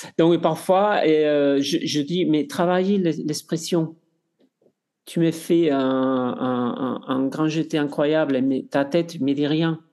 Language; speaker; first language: French; non-native, fluent; Spanish